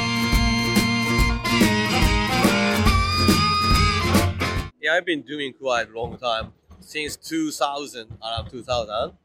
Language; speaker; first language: English; non-native, fluent; Japanese